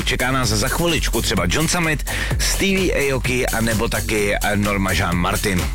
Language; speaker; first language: Czech; native; Czech